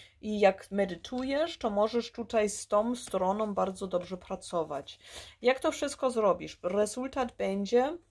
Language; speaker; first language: Polish; early bilingual, heritage; Polish